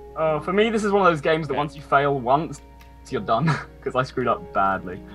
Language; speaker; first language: English; native; English